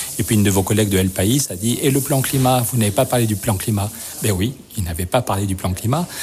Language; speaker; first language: French; native; French